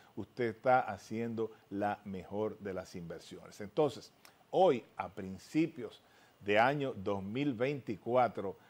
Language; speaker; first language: Spanish; native; Spanish